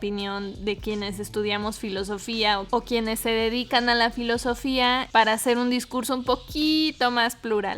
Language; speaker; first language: Spanish; native; Spanish